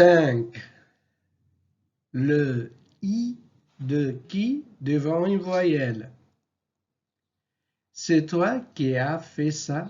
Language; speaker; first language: French; non-native, local second language; Arabic